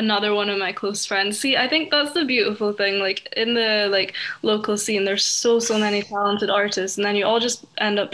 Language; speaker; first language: English; native; English